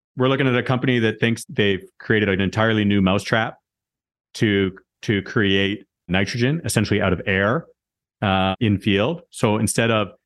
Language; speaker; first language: English; native; English